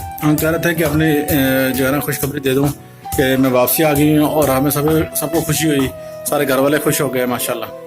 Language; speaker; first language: Hindi; non-native, local second language; Punjabi